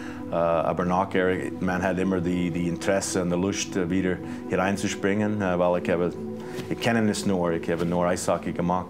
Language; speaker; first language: German; non-native, fluent; English